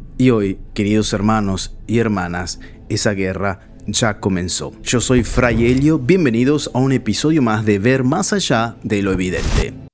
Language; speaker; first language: Spanish; native; Spanish